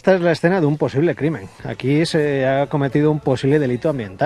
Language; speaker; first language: Spanish; native; Spanish